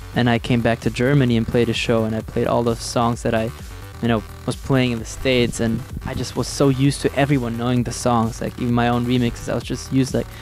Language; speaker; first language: English; non-native, fluent; German